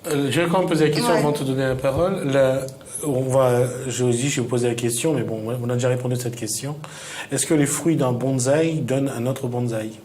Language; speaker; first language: French; native; French